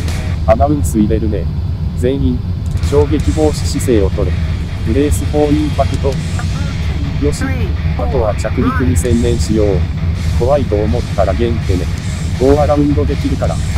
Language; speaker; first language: Japanese; native; Japanese